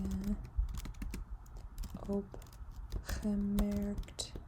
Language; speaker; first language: Dutch; non-native, learner; English